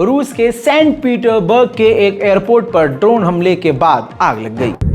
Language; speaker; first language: Hindi; native; Hindi